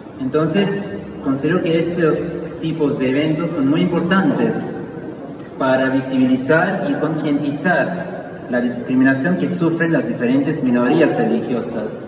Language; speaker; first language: Spanish; non-native, fluent; German